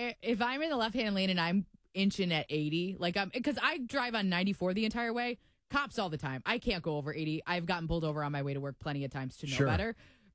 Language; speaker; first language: English; native; English